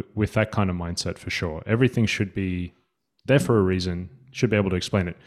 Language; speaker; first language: English; native; English